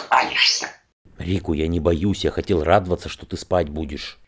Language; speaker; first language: Russian; native; Russian